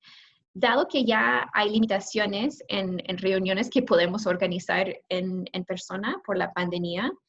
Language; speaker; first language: Spanish; non-native, fluent; English